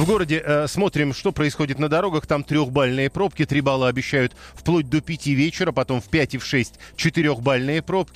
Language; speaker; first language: Russian; native; Russian